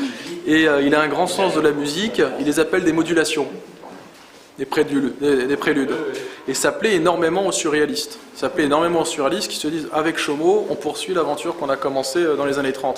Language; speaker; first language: French; native; French